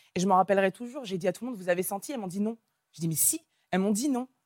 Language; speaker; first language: French; native; French